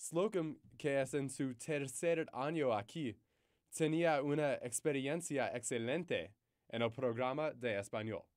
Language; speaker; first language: Spanish; non-native, learner; English